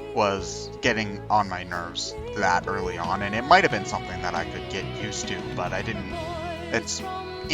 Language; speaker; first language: English; native; English